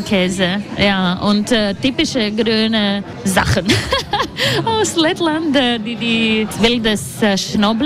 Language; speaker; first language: German; non-native, learner; Latvian